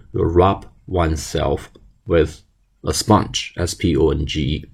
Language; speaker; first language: English; non-native, fluent; Chinese